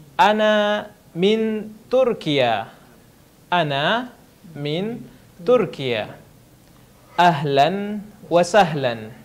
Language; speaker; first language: Arabic; non-native, fluent; Indonesian